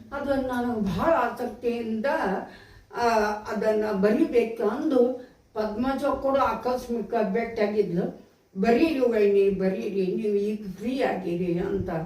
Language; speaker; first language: Kannada; native; Kannada